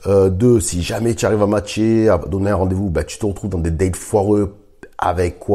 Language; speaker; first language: French; native; French